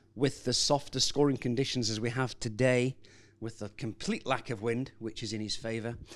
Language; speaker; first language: English; native; English